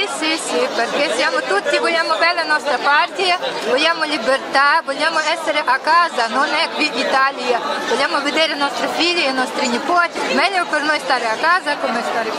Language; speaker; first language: Italian; non-native, fluent; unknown